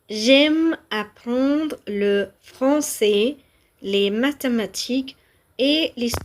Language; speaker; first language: French; non-native, fluent; Tamil